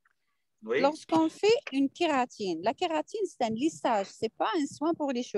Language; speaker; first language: French; non-native, local second language; Arabic